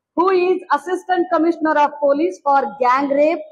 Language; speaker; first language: English; non-native, local second language; Marathi